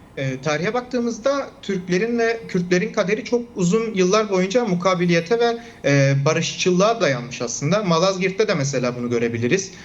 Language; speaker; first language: Turkish; non-native, local second language; Kurdish